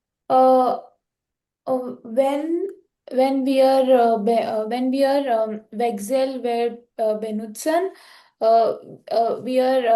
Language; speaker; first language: German; non-native, learner; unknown